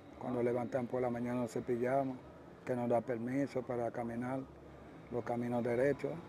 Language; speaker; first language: Spanish; early bilingual, other home language; Haitian Creole